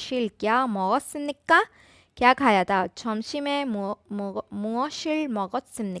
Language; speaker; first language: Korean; non-native, fluent; Urdu